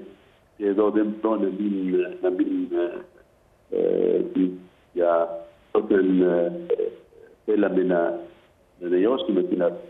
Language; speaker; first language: Greek; non-native, fluent; Arabic